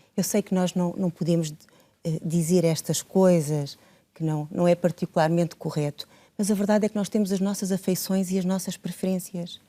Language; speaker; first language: Portuguese; native; Portuguese